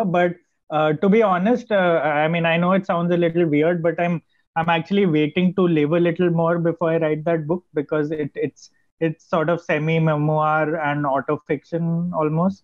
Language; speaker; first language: English; non-native, local second language; Gujarati